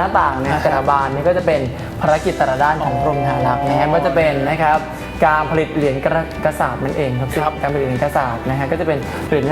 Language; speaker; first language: Thai; native; Thai